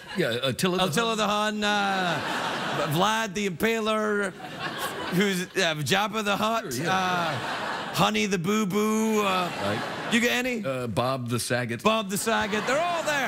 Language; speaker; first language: English; native; English